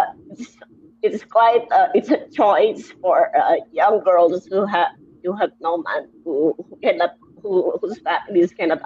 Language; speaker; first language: English; non-native, local second language; Filipino